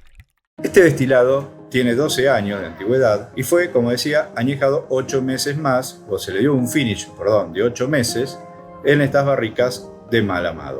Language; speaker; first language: Spanish; native; Spanish